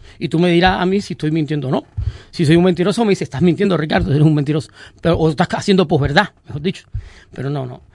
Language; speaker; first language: Spanish; native; Spanish